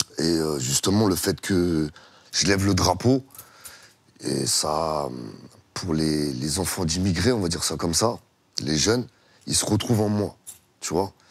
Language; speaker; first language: French; early bilingual, other home language; Russian